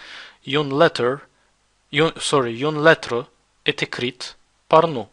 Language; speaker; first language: French; non-native, fluent; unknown